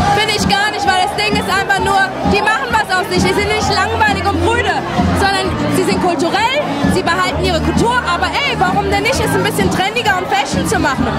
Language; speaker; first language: German; early bilingual, other home language; Arabic